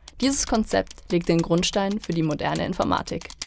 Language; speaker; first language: German; native; German